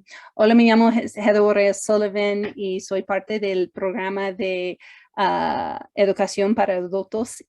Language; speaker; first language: Spanish; non-native, fluent; English